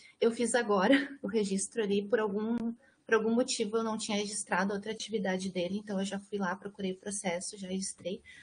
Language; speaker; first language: Portuguese; native; Portuguese